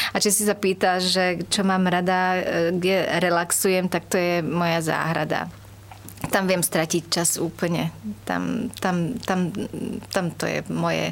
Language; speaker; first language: Slovak; non-native, local second language; Hungarian